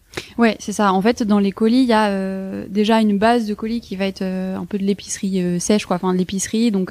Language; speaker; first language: French; native; French